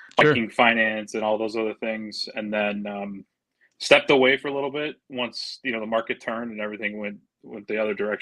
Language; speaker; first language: English; native; English